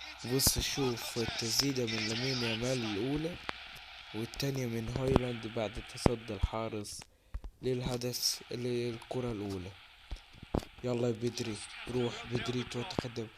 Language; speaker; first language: Arabic; native; Arabic